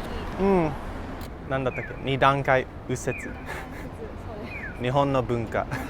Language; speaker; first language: Japanese; non-native, fluent; English